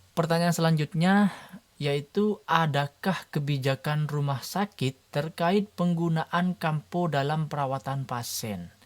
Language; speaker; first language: Indonesian; non-native, local second language; Madurese